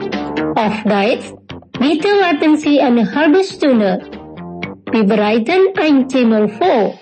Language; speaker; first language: German; non-native, learner; Indonesian